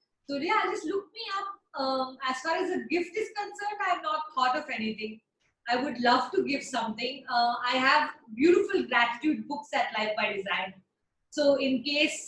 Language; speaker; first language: English; non-native, local second language; Hindi